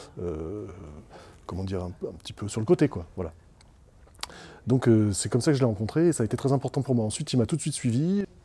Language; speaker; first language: French; native; French